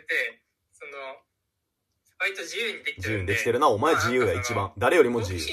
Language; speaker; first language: Japanese; native; Japanese